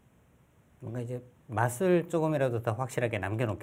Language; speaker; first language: Korean; native; Korean